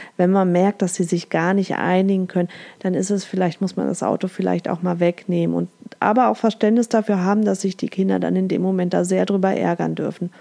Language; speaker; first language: German; native; German